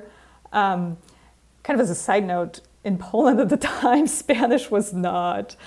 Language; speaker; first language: English; non-native, fluent; Polish